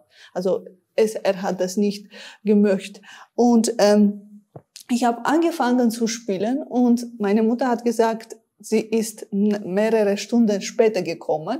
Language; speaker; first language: German; non-native, fluent; Armenian